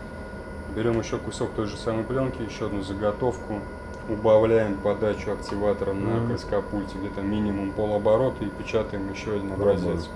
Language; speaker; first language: Russian; native; Russian